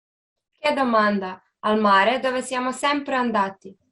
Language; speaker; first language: Italian; non-native, learner; Slovenian